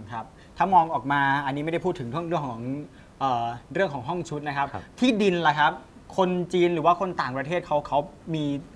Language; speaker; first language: Thai; native; Thai